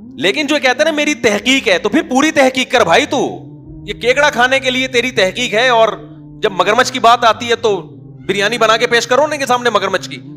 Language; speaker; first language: Urdu; native; Urdu